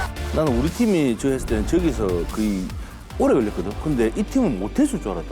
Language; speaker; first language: Korean; native; Korean